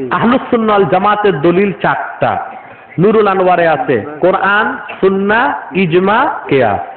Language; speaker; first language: Bangla; non-native, local second language; Urdu